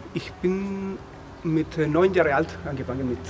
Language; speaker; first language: German; non-native, learner; Spanish